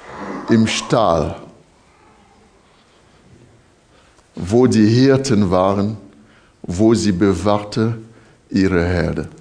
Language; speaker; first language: German; non-native, fluent; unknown